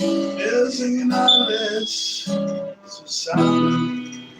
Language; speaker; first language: German; non-native, learner; English